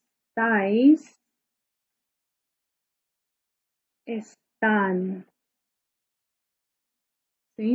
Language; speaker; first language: Spanish; non-native, fluent; English